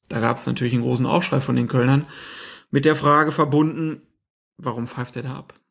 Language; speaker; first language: German; native; German